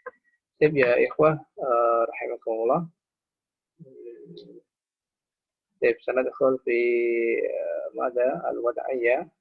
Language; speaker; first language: Arabic; non-native, fluent; Indonesian